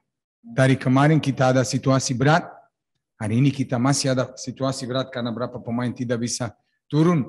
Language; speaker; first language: Indonesian; non-native, fluent; Serbian